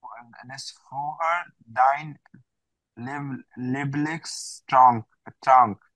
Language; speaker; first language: German; non-native, learner; Bangla